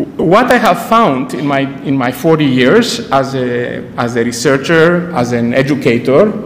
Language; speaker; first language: English; non-native, fluent; Greek